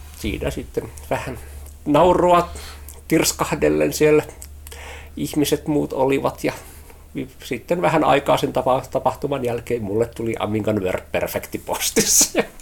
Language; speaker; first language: Finnish; early bilingual, heritage; Finnish